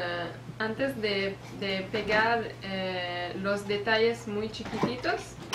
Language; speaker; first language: Spanish; non-native, fluent; French